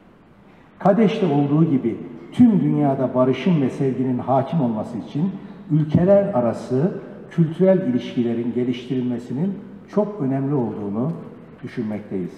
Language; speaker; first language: Turkish; native; Turkish